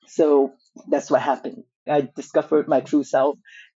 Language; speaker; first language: English; non-native, local second language; Cantonese